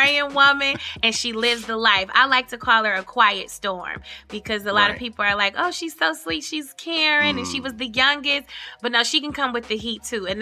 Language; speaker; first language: English; native; English